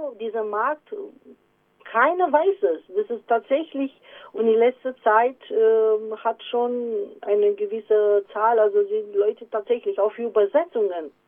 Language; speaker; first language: German; non-native, fluent; Romanian